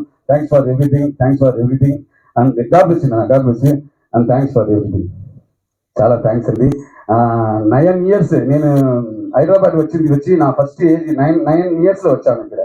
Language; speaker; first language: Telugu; non-native, fluent; Tamil